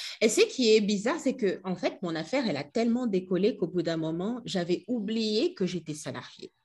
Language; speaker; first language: French; non-native, local second language; Lingala